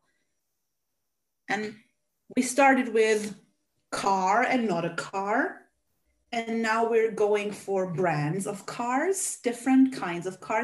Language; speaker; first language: English; non-native, fluent; Hungarian